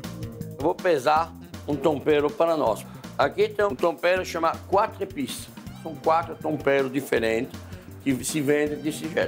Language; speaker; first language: Portuguese; non-native, fluent; French